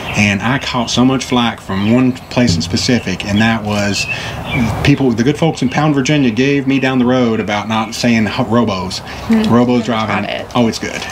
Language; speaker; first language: English; native; English